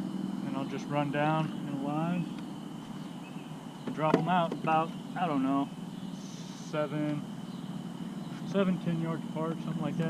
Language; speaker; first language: English; native; English